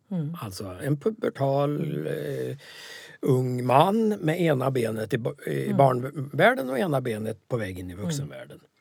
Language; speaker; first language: Swedish; native; Swedish